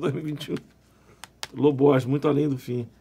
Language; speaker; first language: Portuguese; native; Portuguese